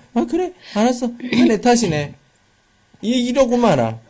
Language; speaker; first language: Korean; native; Korean